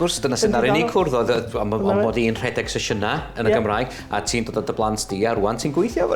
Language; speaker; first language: Welsh; native; Welsh